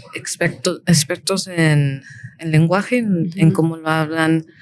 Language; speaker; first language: Spanish; early bilingual, heritage; Spanish